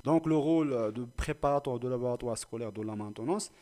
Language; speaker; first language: French; non-native, local second language; Arabic